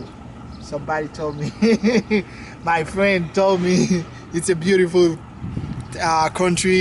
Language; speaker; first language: English; non-native, learner; Haitian Creole